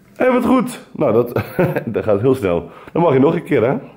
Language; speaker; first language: Dutch; native; Dutch